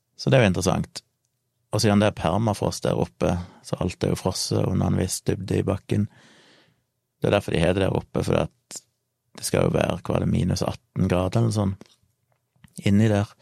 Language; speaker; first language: Norwegian; native; Norwegian